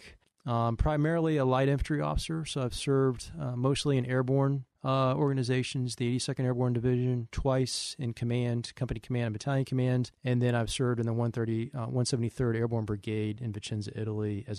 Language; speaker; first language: English; native; English